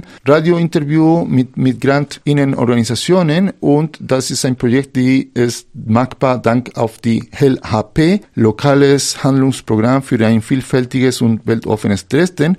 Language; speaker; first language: German; non-native, fluent; Spanish